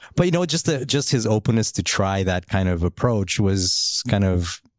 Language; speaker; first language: English; early bilingual, other home language; Polish